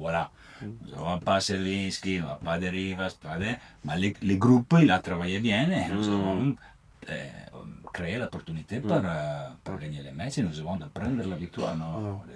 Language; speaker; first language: French; non-native, learner; Italian